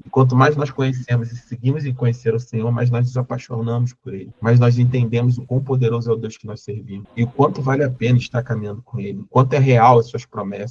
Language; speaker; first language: Portuguese; native; Portuguese